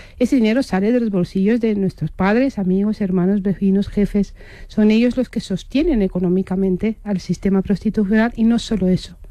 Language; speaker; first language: Spanish; non-native, fluent; Romanian